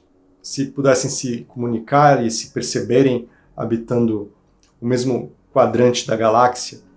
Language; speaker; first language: Portuguese; native; Portuguese